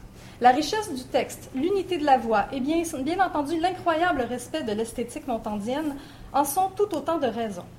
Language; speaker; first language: French; native; French